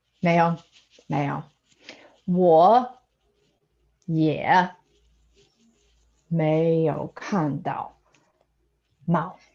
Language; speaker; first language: Chinese; non-native, fluent; English